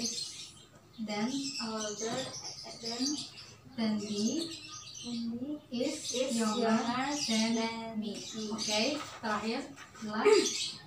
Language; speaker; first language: English; non-native, learner; Indonesian